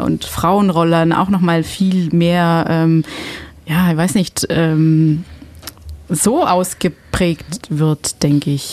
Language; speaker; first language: German; non-native, fluent; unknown